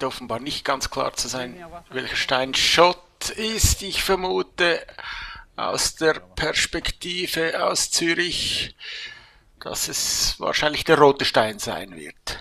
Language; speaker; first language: German; native; German